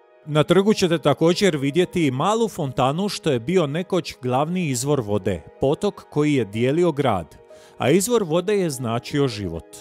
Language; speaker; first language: Croatian; native; Croatian